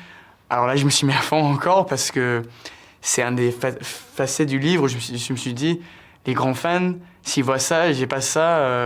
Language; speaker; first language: French; early bilingual, heritage; English